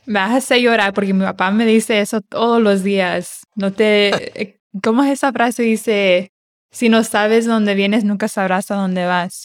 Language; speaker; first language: Spanish; early bilingual, heritage; Spanish